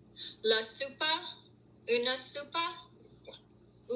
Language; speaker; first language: Spanish; non-native, learner; English